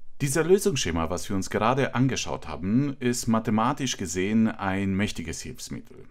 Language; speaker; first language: German; non-native, fluent; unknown